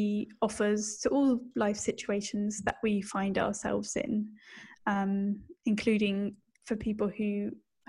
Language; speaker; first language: English; native; English